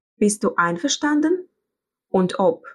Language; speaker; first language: German; non-native, fluent; Russian